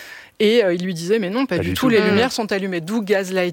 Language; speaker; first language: French; native; French